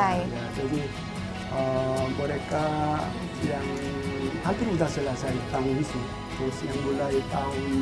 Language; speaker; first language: Indonesian; non-native, learner; Korean